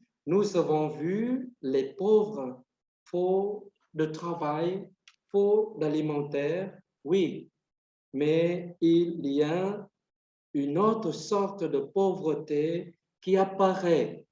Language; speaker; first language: French; non-native, fluent; Vietnamese